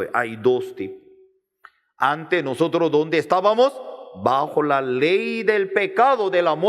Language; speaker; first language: Spanish; non-native, learner; Korean